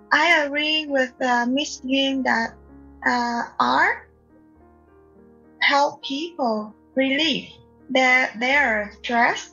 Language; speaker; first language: English; non-native, learner; Vietnamese